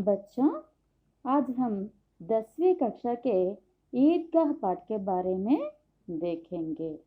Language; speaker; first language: Hindi; non-native, local second language; Telugu